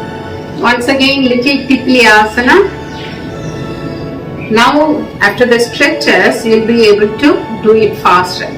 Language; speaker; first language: English; non-native, local second language; Tamil